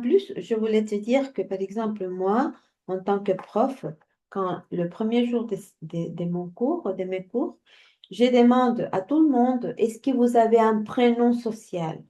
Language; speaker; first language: French; non-native, fluent; Spanish